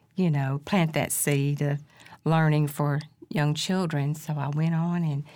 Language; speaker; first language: English; native; English